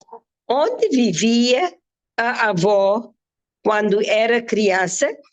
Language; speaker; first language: Portuguese; non-native, fluent; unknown